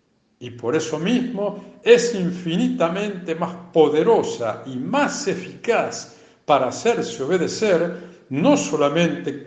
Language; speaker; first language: Spanish; native; Spanish